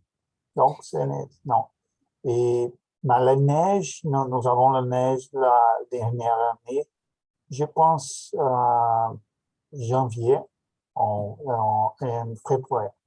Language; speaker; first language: French; non-native, learner; Portuguese